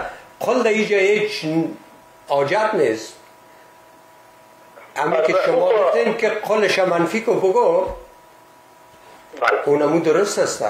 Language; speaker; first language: Persian; native; Persian